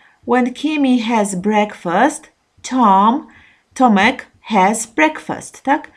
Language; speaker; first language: English; non-native, fluent; Polish